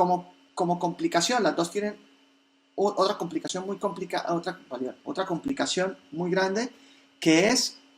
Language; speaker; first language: Spanish; native; Spanish